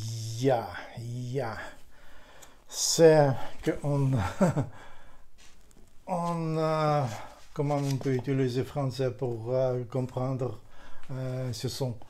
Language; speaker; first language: French; non-native, learner; Ukrainian